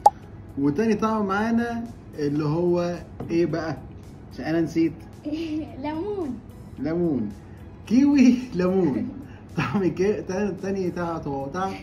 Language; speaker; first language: Arabic; native; Arabic